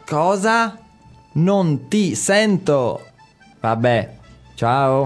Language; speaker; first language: Italian; native; Italian